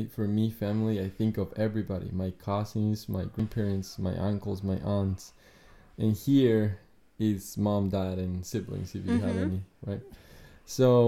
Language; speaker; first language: English; non-native, fluent; Spanish